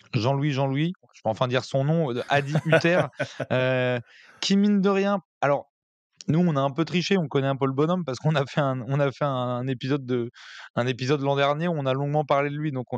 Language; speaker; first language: French; native; French